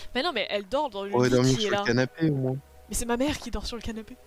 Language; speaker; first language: French; native; French